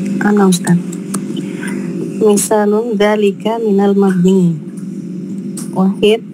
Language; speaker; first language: Arabic; non-native, learner; Indonesian